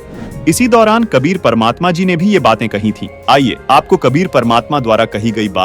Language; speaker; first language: Hindi; native; Hindi